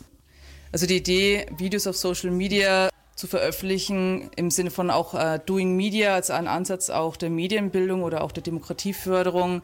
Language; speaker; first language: German; native; German